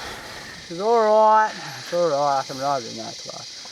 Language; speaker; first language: English; native; English